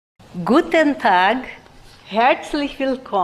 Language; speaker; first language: German; non-native, fluent; Portuguese